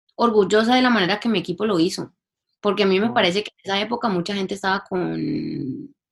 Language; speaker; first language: Spanish; early bilingual, heritage; English